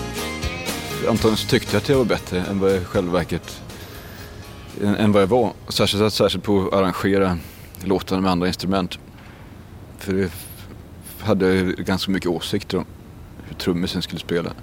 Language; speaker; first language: Swedish; native; Swedish